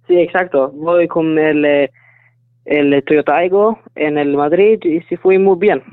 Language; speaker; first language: Spanish; non-native, learner; English